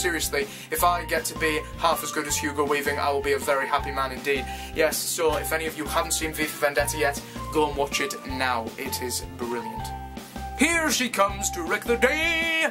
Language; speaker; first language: English; native; English